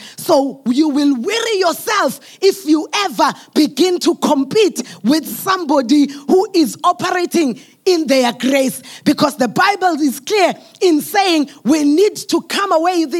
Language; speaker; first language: English; non-native, local second language; Zulu